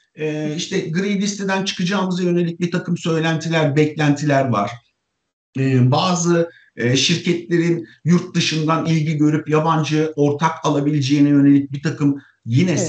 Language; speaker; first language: Turkish; native; Turkish